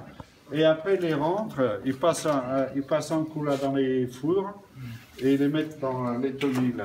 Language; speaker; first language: French; non-native, fluent; Portuguese